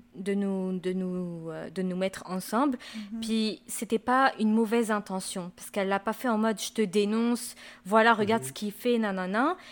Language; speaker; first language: French; native; French